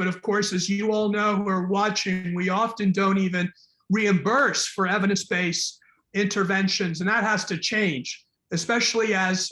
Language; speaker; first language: English; native; English